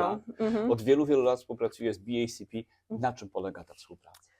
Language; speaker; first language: Polish; native; Polish